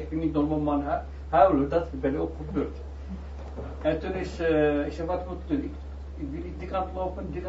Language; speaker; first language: Dutch; non-native, learner; Turkish